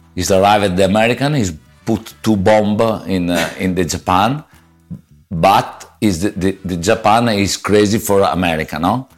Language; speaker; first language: English; non-native, learner; Italian